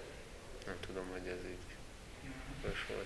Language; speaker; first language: Hungarian; native; Hungarian